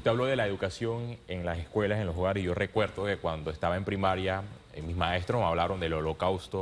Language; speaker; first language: Spanish; native; Spanish